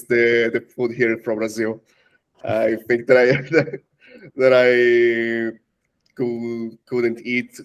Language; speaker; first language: English; non-native, learner; Portuguese